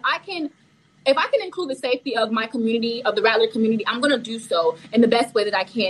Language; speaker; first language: English; early bilingual, other home language; Haitian Creole